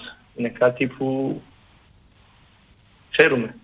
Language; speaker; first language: Greek; non-native, learner; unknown